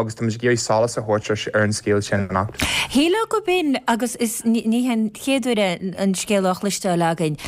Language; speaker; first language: Irish; native; Irish